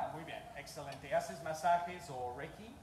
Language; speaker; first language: Spanish; non-native, learner; English